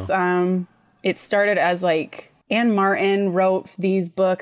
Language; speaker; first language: English; native; English